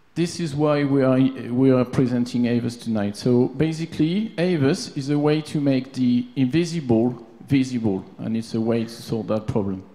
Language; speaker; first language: English; non-native, fluent; French